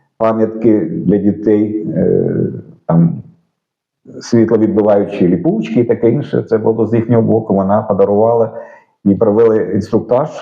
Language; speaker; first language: Ukrainian; non-native, local second language; Russian